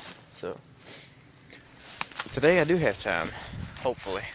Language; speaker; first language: English; native; English